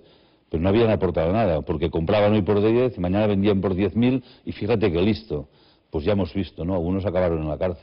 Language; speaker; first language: Spanish; native; Spanish